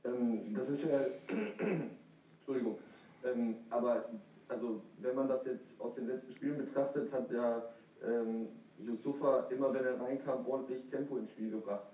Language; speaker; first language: German; native; German